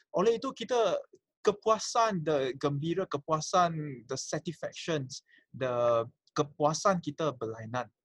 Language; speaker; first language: Malay; non-native, local second language; Chinese